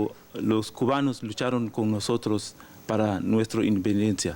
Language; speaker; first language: Spanish; non-native, learner; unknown